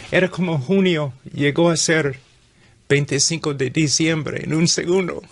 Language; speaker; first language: Spanish; non-native, fluent; English